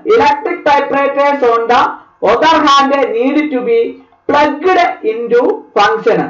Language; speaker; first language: English; non-native, local second language; Malayalam